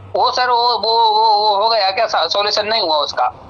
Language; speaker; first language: Hindi; native; Hindi